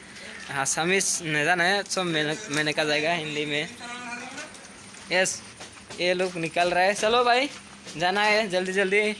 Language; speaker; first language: Hindi; non-native, local second language; Assamese